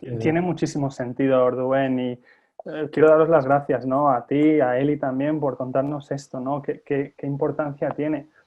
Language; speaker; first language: Spanish; native; Spanish